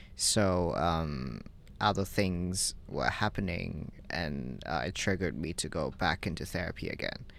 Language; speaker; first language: English; non-native, local second language; Cantonese